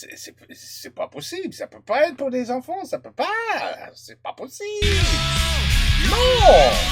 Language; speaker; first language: French; non-native, fluent; English